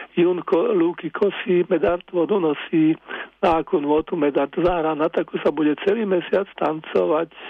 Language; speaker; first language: Slovak; native; Slovak